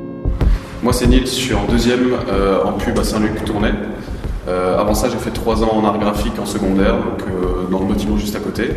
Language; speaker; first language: French; native; French